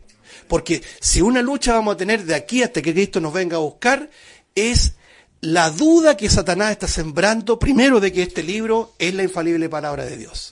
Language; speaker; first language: Spanish; native; Spanish